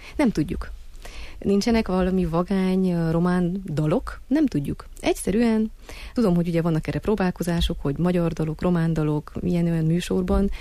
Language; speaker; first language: Hungarian; native; Hungarian